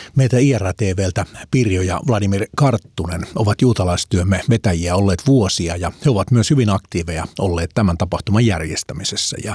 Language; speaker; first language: Finnish; native; Finnish